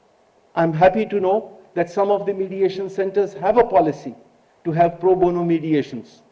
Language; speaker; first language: English; non-native, local second language; Urdu